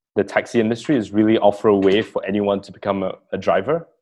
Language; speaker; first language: English; native; English